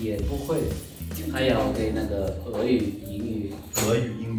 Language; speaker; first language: Chinese; non-native, learner; Turkmen